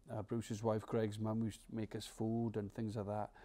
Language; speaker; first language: English; native; English